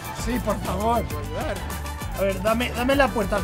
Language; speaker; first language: Spanish; native; Spanish